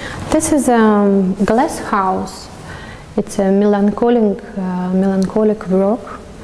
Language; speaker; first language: English; non-native, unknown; Russian